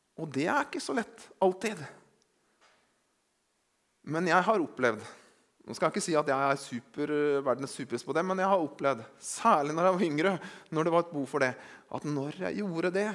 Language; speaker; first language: Norwegian; native; Norwegian